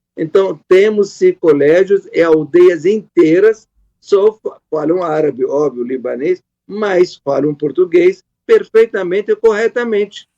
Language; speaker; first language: Portuguese; non-native, fluent; Arabic